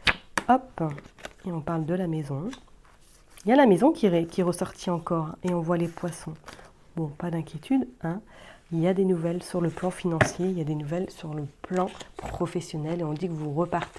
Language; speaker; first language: French; native; French